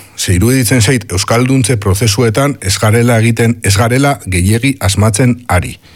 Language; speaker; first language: Basque; non-native, local second language; Spanish